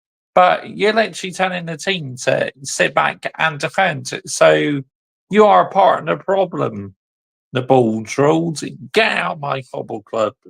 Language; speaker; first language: English; native; English